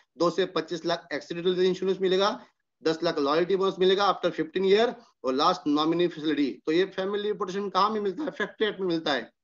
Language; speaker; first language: Hindi; non-native, local second language; Marathi